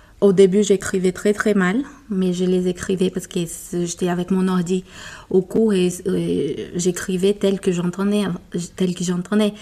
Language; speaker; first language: French; non-native, fluent; Portuguese